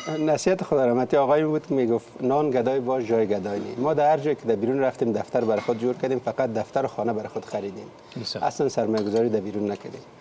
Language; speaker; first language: Persian; native; Persian